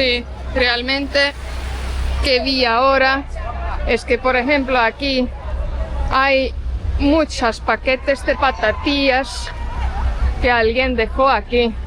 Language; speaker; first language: Spanish; non-native, fluent; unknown